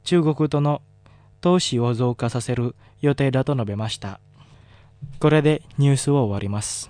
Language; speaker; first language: Japanese; non-native, fluent; Indonesian